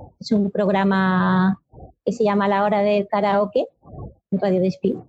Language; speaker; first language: Spanish; non-native, fluent; French